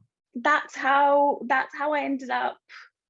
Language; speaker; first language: English; non-native, fluent; Bulgarian